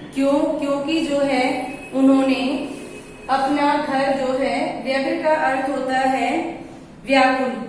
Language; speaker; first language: Hindi; non-native, local second language; Gujarati